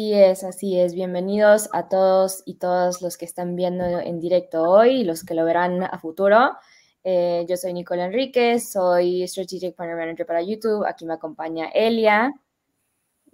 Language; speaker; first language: Spanish; native; Spanish